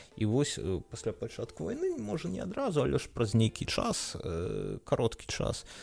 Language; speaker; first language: Belarusian; non-native, local second language; Russian